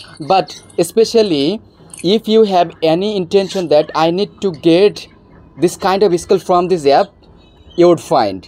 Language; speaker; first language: English; non-native, fluent; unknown